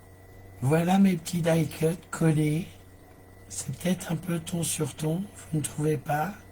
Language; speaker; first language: French; native; French